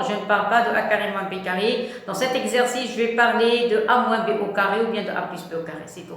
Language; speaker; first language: French; non-native, local second language; Arabic